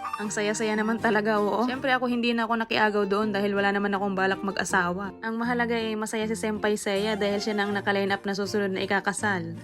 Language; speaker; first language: Filipino; native; Filipino